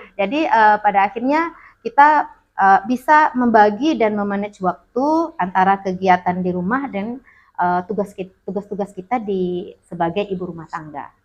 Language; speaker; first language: Indonesian; non-native, local second language; Minangkabau